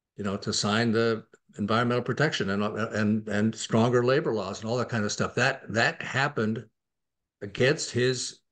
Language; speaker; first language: English; native; English